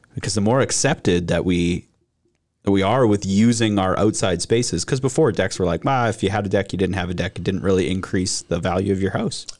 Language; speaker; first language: English; native; English